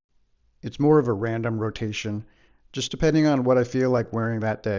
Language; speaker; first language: English; native; English